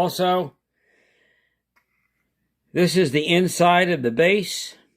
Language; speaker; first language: English; native; English